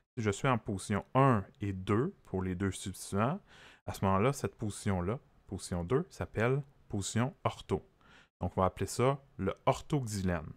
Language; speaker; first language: French; native; French